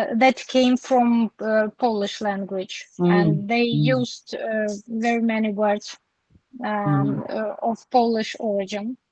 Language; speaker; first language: English; non-native, learner; Ukrainian